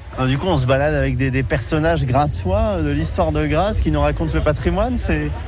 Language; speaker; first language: French; native; French